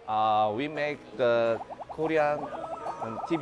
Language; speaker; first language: English; non-native, learner; Korean